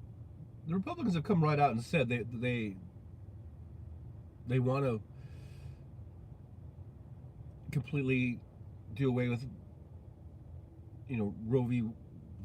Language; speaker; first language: English; native; English